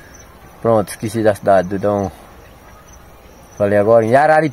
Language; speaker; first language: Portuguese; native; Portuguese